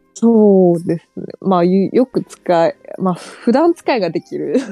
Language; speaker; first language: Japanese; non-native, fluent; Chinese